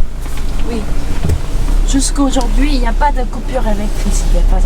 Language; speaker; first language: French; non-native, learner; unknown